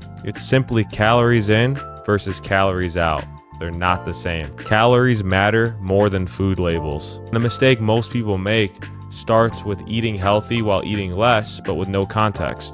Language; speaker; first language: English; native; English